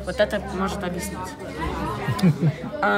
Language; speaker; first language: Russian; early bilingual, heritage; Russian